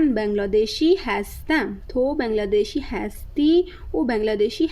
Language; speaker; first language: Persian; non-native, fluent; Urdu